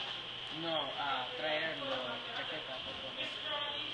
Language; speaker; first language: Spanish; non-native, learner; English